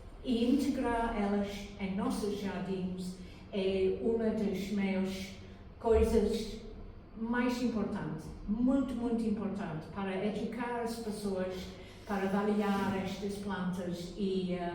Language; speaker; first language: Portuguese; non-native, learner; English